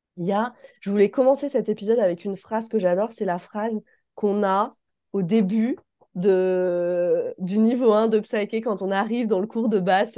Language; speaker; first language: French; native; French